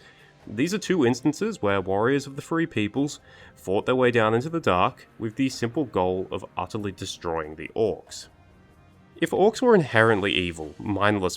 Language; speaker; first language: English; native; English